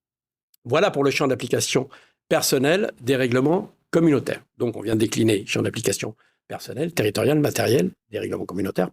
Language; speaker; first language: French; native; French